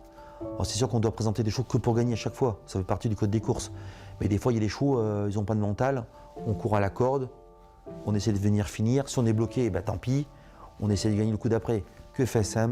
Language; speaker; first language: French; native; French